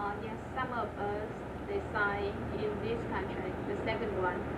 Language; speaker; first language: English; non-native, learner; Vietnamese